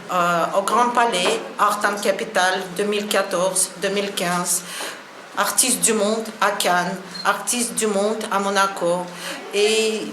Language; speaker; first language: French; non-native, learner; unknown